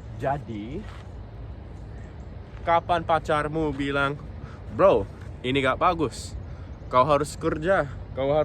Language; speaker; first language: Indonesian; non-native, local second language; English